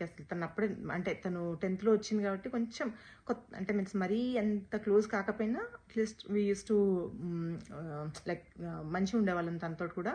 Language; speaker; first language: Telugu; native; Telugu